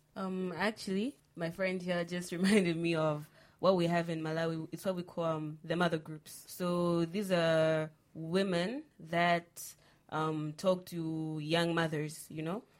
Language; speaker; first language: English; non-native, local second language; Nyanja